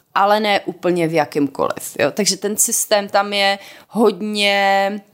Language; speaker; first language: Czech; native; Czech